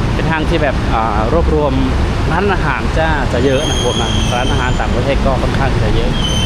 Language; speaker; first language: Thai; non-native, fluent; Lao